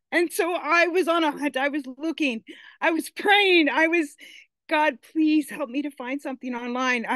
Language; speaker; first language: English; native; English